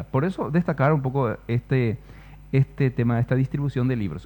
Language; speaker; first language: Spanish; native; Spanish